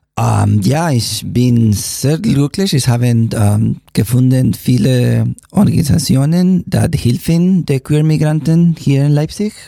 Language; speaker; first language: German; non-native, learner; Spanish